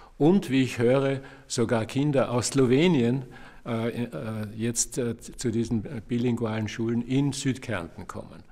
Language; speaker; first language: German; native; German